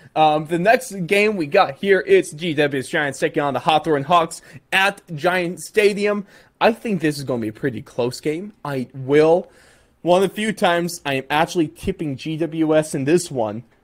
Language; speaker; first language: English; native; English